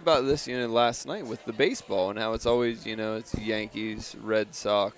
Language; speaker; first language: English; native; English